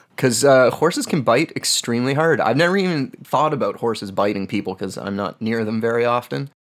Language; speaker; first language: English; native; English